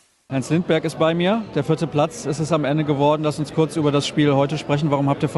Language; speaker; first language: German; native; German